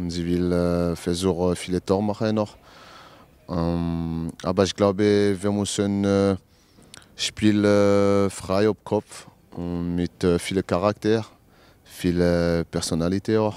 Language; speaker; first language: German; non-native, learner; French